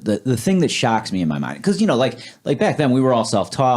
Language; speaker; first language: English; native; English